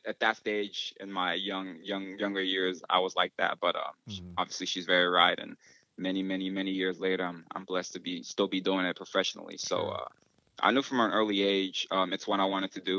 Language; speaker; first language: English; early bilingual, other home language; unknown